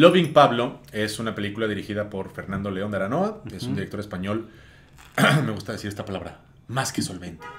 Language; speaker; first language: Spanish; native; Spanish